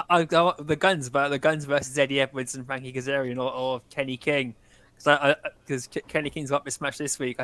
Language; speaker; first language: English; native; English